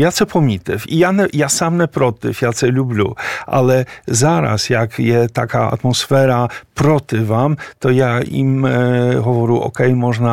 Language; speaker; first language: Ukrainian; non-native, fluent; Polish